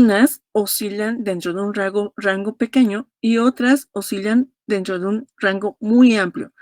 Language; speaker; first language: Spanish; native; Spanish